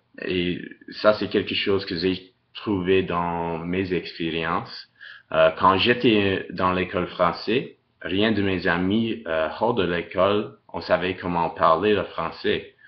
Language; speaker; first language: French; non-native, local second language; English